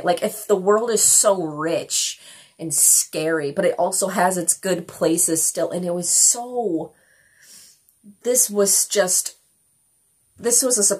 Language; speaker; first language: English; native; English